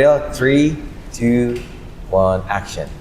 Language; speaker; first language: English; non-native, fluent; Indonesian